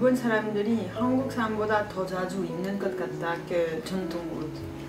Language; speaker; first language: Korean; non-native, fluent; French